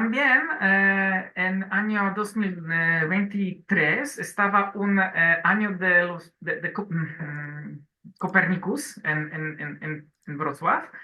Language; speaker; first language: Spanish; non-native, learner; Polish